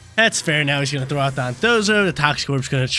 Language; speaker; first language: English; native; English